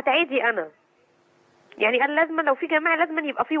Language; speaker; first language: Arabic; native; Arabic